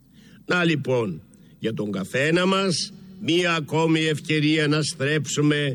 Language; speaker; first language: Greek; native; Greek